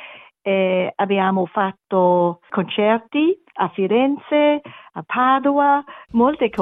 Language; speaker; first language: Italian; non-native, learner; German